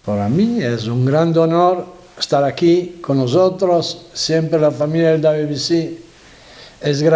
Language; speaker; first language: Spanish; non-native, learner; Italian